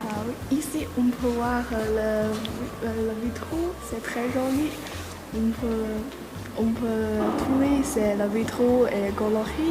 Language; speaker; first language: French; non-native, learner; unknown